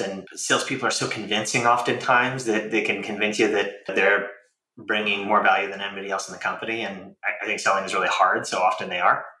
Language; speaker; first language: English; native; English